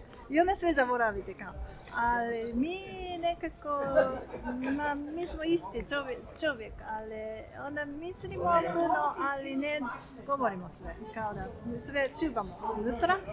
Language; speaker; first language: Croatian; non-native, learner; Japanese